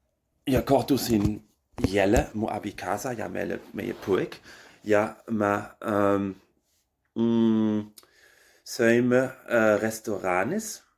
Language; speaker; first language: Estonian; non-native, learner; German